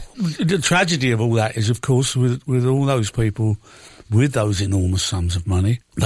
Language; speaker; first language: English; native; English